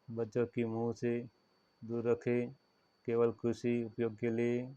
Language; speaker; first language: Hindi; non-native, local second language; Gujarati